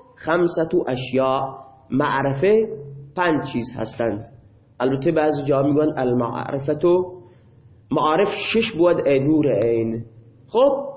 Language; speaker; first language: Persian; non-native, local second language; Baluchi